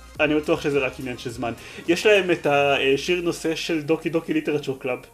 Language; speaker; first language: Hebrew; native; Hebrew